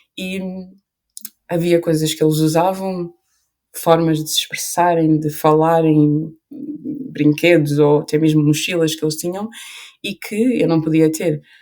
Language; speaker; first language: Portuguese; early bilingual, other home language; Upper Guinea Crioulo